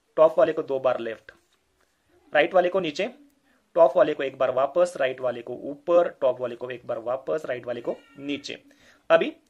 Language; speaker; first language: Hindi; non-native, local second language; Marathi